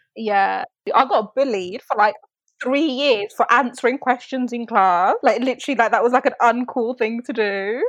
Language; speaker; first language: English; native; English